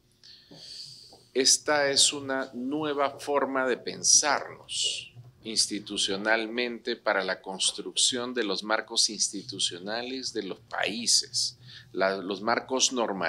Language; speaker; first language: Spanish; native; Spanish